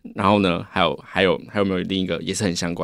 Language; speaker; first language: Chinese; native; Chinese